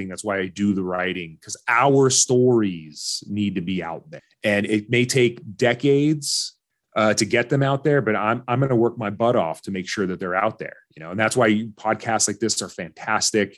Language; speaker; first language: English; early bilingual, other home language; Arabic